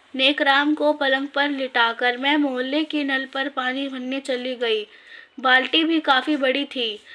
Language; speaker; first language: Hindi; native; Hindi